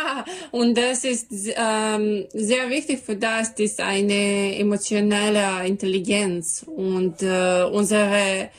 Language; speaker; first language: German; non-native, learner; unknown